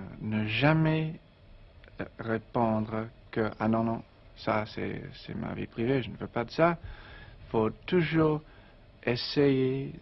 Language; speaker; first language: French; non-native, learner; English